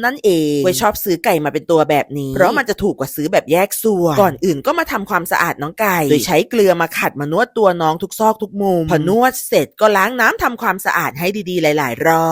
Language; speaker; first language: Thai; native; Thai